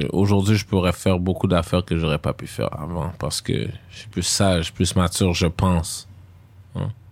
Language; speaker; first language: French; native; French